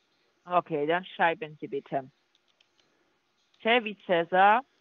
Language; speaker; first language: German; non-native, learner; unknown